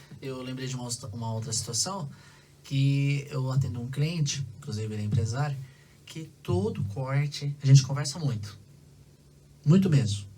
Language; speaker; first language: Portuguese; native; Portuguese